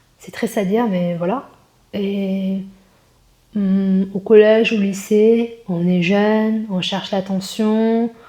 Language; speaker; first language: French; early bilingual, other home language; Chinese